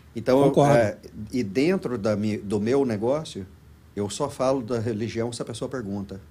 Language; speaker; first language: Portuguese; native; Portuguese